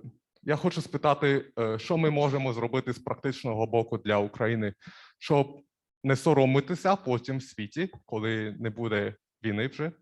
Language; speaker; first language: Ukrainian; non-native, fluent; Korean